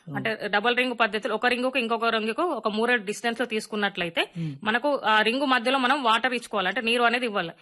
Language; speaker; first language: Telugu; native; Telugu